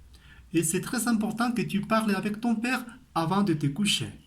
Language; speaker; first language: French; non-native, fluent; Spanish